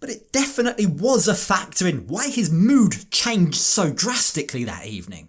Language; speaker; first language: English; native; English